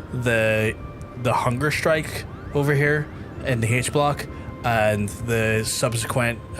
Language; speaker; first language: English; native; English